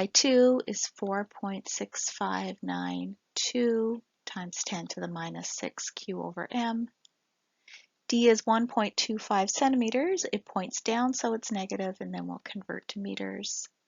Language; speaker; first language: English; native; English